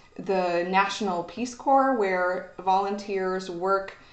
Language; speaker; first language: English; native; English